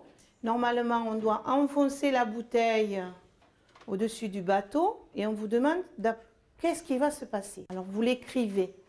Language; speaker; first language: French; native; French